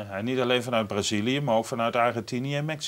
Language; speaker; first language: Dutch; native; Dutch